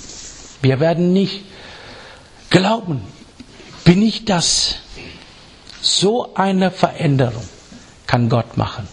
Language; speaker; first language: German; non-native, fluent; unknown